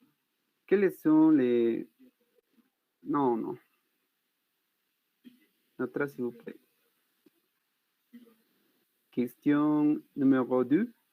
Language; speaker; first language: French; non-native, learner; Spanish